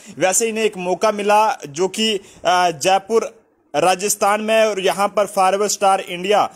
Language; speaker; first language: Hindi; native; Hindi